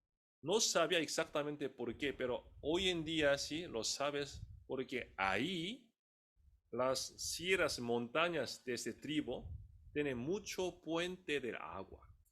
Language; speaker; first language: Spanish; non-native, fluent; Korean